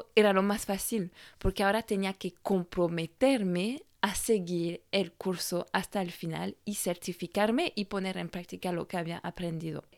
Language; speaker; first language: Spanish; non-native, fluent; French